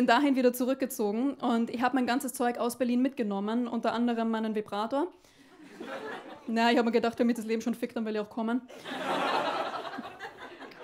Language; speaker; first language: German; native; German